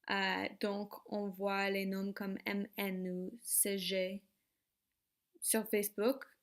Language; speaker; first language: French; non-native, learner; English